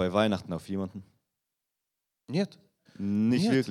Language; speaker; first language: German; non-native, learner; Russian